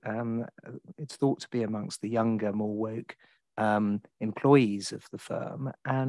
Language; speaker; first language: English; native; English